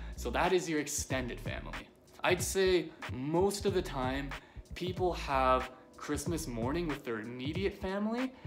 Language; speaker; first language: English; native; English